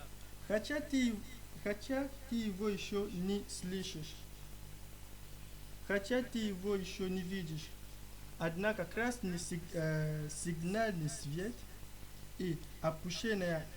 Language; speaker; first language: Russian; non-native, learner; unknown